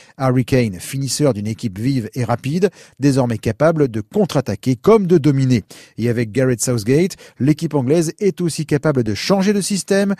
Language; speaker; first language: French; native; French